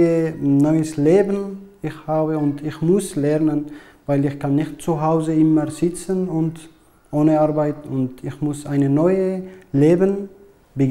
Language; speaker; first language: German; non-native, learner; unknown